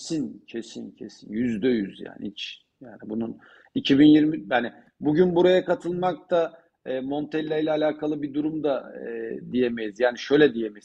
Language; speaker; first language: Turkish; native; Turkish